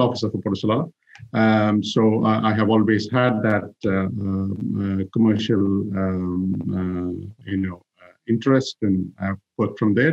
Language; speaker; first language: English; non-native, local second language; Malayalam